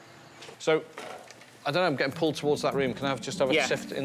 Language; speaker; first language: English; native; English